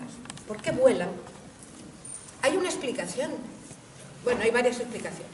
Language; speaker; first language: Spanish; native; Spanish